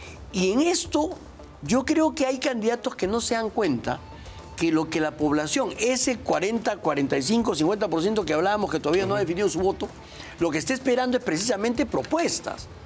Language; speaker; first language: Spanish; native; Spanish